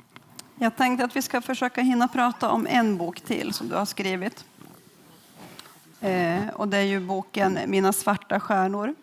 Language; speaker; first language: Swedish; native; Swedish